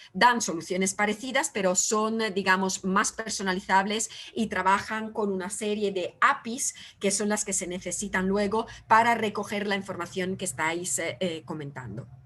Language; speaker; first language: Spanish; non-native, fluent; Italian